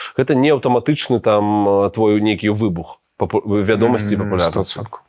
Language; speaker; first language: Belarusian; non-native, local second language; Russian